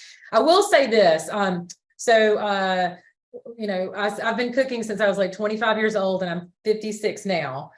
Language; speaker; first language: English; native; English